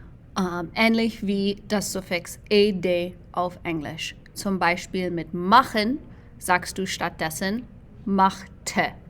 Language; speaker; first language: German; non-native, fluent; English